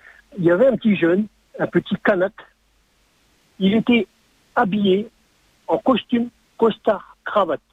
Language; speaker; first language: French; native; French